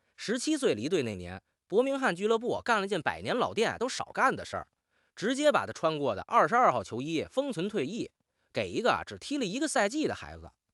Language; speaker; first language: Chinese; native; Chinese